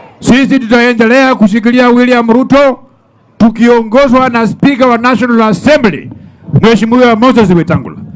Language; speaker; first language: Swahili; non-native, local second language; Luyia